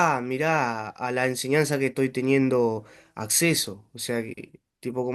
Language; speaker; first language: Spanish; native; Spanish